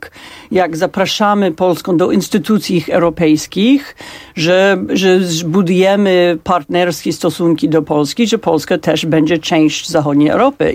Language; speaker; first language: Polish; non-native, fluent; English